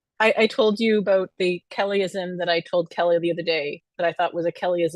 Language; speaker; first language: English; native; English